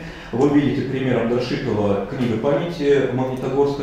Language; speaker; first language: Russian; native; Russian